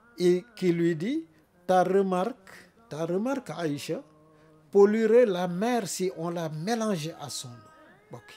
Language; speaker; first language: French; non-native, local second language; Wolof